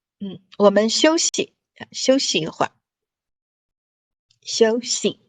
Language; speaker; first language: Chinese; non-native, fluent; English